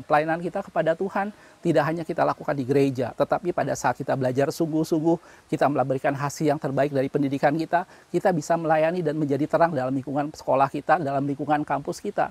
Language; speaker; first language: Indonesian; native; Indonesian